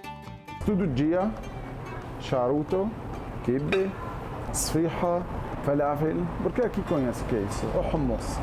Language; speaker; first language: Portuguese; non-native, learner; Arabic